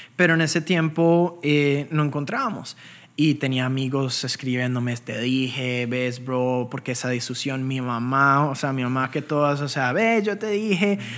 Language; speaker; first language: Spanish; early bilingual, heritage; Spanish